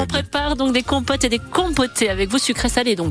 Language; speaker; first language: French; native; French